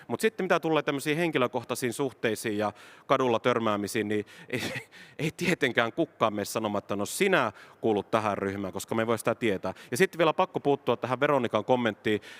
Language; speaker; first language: Finnish; native; Finnish